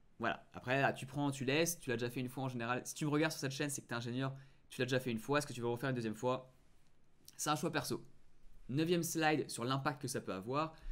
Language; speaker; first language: French; native; French